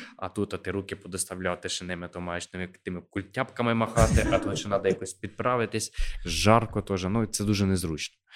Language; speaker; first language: Ukrainian; native; Ukrainian